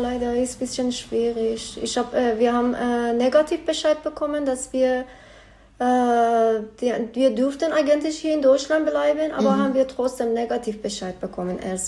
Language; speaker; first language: German; non-native, learner; Persian